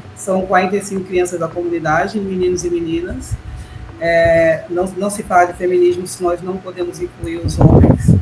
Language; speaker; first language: Portuguese; native; Portuguese